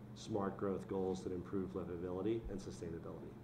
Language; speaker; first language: English; native; English